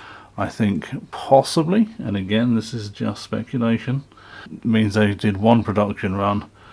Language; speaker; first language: English; native; English